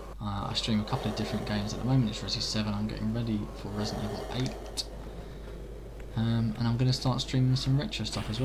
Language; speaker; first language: English; native; English